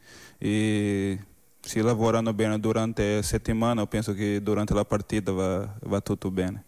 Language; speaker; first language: Spanish; non-native, learner; Portuguese